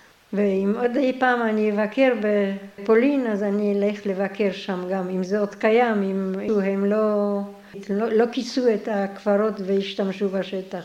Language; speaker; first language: Hebrew; non-native, fluent; Polish